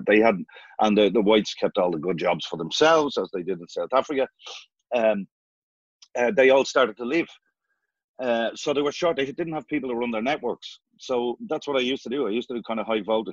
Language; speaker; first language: English; native; English